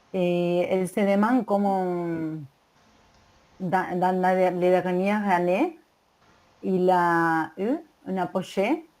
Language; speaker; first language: French; non-native, learner; Spanish